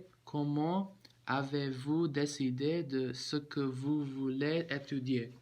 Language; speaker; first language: French; non-native, learner; English